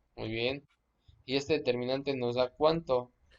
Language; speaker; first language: Spanish; native; Spanish